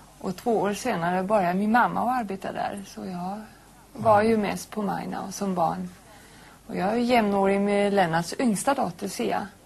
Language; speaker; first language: Swedish; non-native, fluent; German